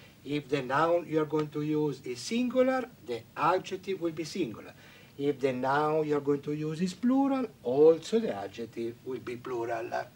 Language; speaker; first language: English; non-native, fluent; Italian